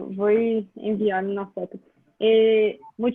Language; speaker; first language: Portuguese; non-native, learner; Spanish